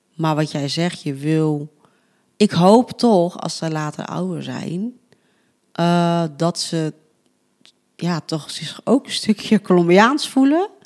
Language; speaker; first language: Dutch; early bilingual, other home language; Spanish